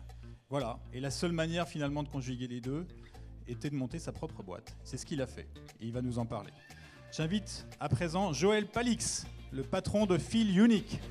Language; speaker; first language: French; native; French